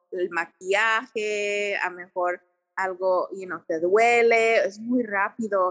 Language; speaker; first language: Spanish; early bilingual, heritage; Spanish